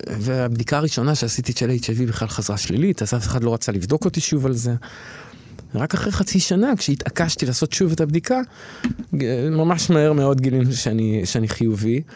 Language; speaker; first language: Hebrew; native; Hebrew